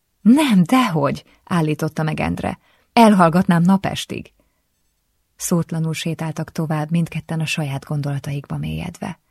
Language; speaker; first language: Hungarian; native; Hungarian